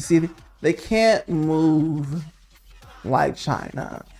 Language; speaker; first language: English; native; English